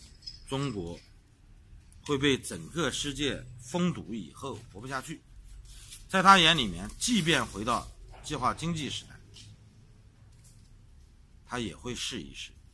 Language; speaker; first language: Chinese; native; Chinese